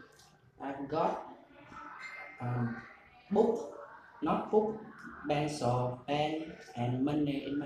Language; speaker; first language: English; non-native, learner; Vietnamese